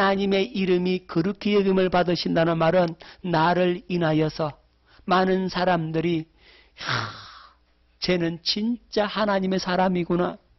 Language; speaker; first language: Korean; native; Korean